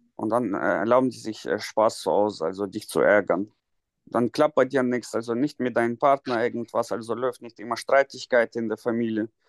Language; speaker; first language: German; non-native, fluent; Russian